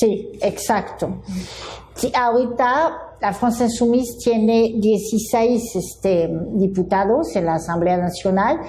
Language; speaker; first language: Spanish; non-native, fluent; French